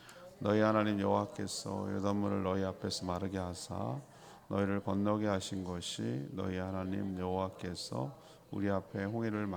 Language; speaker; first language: Korean; native; Korean